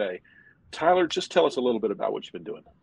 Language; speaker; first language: English; native; English